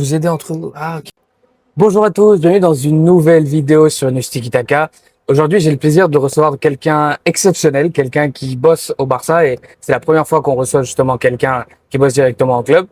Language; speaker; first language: French; native; French